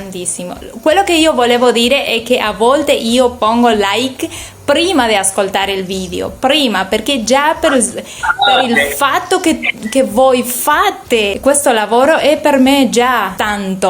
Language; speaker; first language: Italian; non-native, learner; Spanish